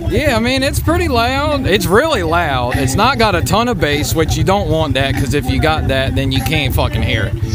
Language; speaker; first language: English; native; English